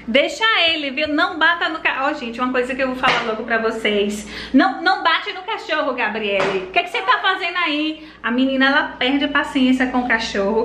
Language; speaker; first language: Portuguese; native; Portuguese